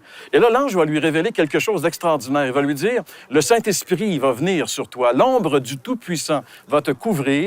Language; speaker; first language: French; native; French